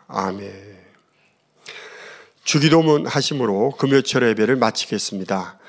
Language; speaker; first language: Korean; native; Korean